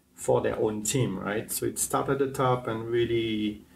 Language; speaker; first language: English; non-native, fluent; French